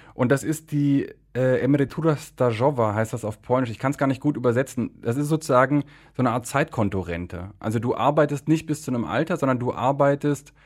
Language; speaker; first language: German; native; German